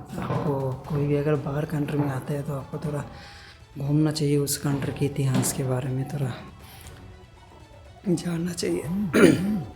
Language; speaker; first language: Hindi; non-native, local second language; Bangla